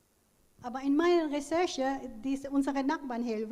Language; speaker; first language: German; non-native, learner; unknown